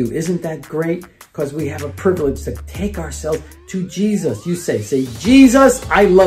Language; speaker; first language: English; native; English